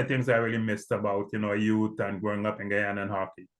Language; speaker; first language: English; native; English